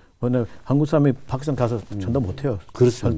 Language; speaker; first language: Korean; non-native, learner; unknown